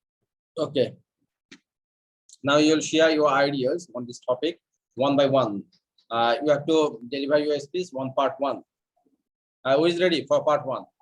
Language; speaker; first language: English; non-native, fluent; Bangla